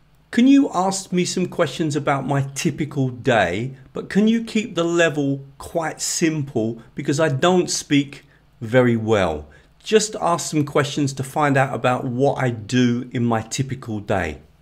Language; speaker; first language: English; native; English